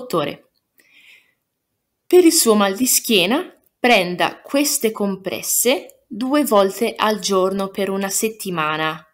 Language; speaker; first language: Italian; non-native, fluent; Portuguese